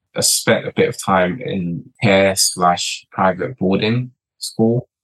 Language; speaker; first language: English; early bilingual, other home language; Portuguese